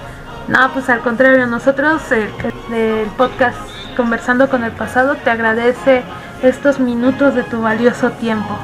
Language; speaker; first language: Spanish; native; Spanish